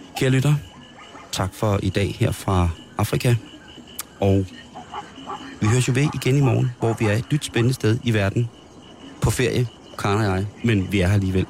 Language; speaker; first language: Danish; native; Danish